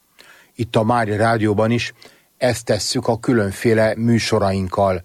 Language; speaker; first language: Hungarian; native; Hungarian